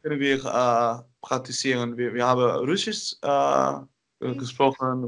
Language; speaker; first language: German; non-native, learner; Dutch